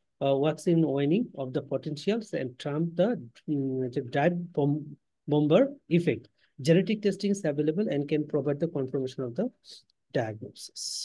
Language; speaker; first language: English; non-native, local second language; Bangla